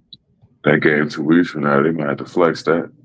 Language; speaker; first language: English; native; English